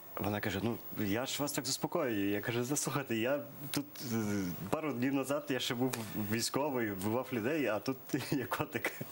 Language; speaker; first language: Ukrainian; early bilingual, other home language; Persian